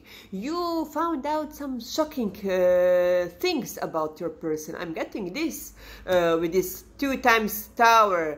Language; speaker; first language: English; non-native, fluent; Serbian